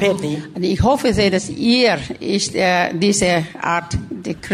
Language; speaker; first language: German; non-native, learner; Thai